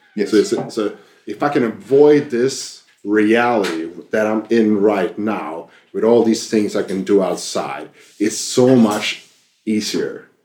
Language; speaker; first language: English; non-native, fluent; Swedish